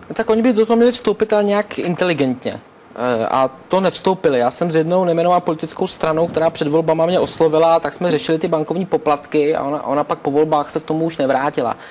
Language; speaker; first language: Czech; native; Czech